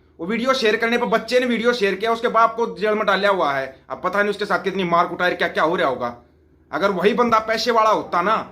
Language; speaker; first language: Hindi; non-native, local second language; Punjabi